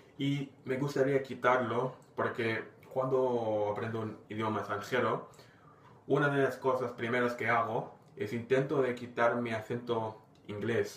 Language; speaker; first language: Spanish; non-native, fluent; English